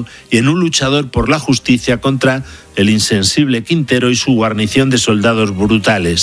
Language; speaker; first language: Spanish; native; Spanish